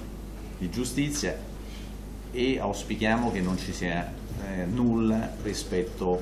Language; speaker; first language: Italian; native; Italian